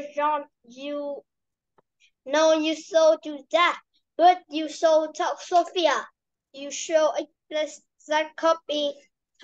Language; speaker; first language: English; non-native, learner; Vietnamese